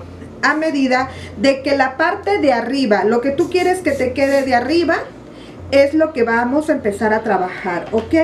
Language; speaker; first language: Spanish; native; Spanish